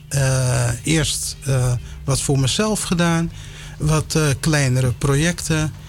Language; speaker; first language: Dutch; early bilingual, other home language; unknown